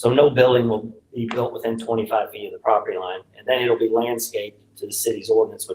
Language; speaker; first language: English; native; English